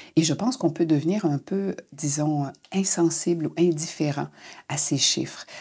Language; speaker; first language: French; native; French